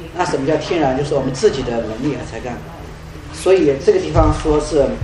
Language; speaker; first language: Chinese; native; Chinese